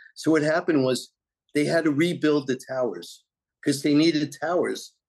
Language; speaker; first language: English; native; English